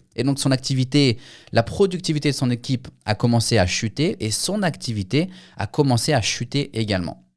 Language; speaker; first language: French; native; French